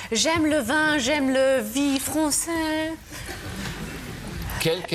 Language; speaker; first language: French; non-native, learner; German